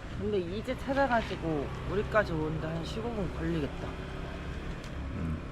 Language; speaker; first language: Korean; native; Korean